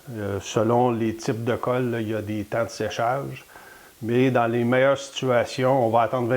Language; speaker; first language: French; native; French